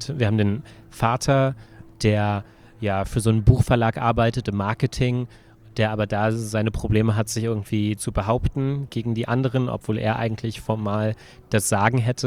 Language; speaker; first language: German; native; German